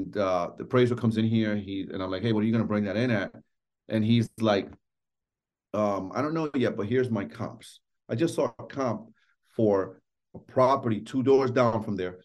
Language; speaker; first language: English; native; English